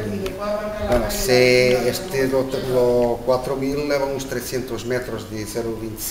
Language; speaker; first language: Spanish; non-native, learner; Portuguese